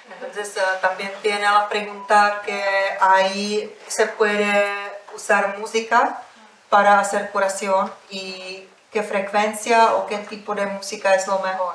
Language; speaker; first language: Spanish; non-native, fluent; Czech